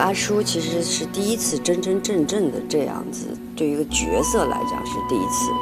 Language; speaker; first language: Chinese; native; Chinese